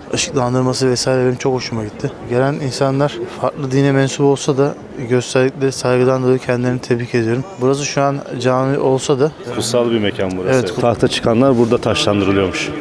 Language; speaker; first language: Turkish; native; Turkish